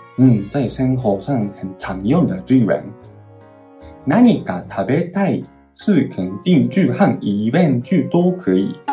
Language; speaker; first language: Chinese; non-native, fluent; Japanese